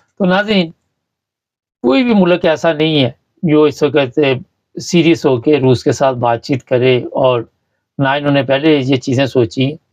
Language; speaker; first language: Urdu; native; Urdu